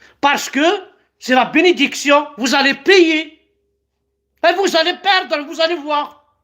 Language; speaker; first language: French; non-native, local second language; Kabyle